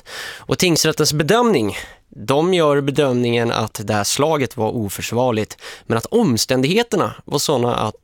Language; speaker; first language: Swedish; native; Swedish